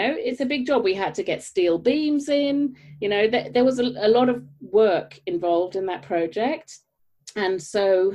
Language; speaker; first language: English; native; English